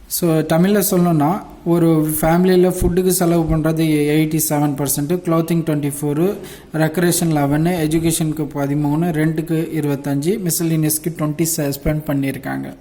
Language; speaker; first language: Tamil; non-native, local second language; Urdu